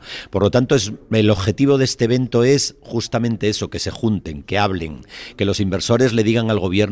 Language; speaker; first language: Spanish; native; Spanish